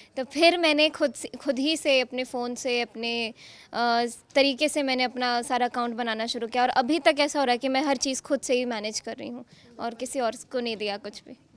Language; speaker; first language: Hindi; non-native, local second language; Maithili